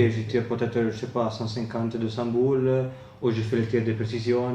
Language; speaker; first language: French; non-native, fluent; Italian